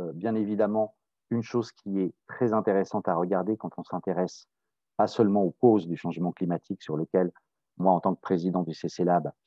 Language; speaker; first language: French; native; French